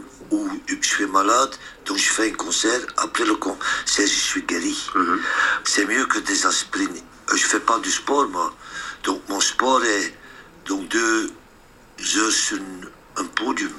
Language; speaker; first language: French; non-native, local second language; Dutch